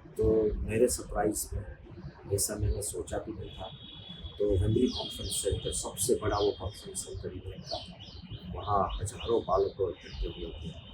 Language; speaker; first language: Hindi; non-native, fluent; Gujarati